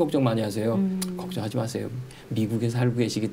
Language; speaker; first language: Korean; native; Korean